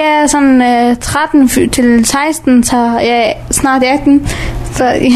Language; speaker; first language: Danish; early bilingual, other home language; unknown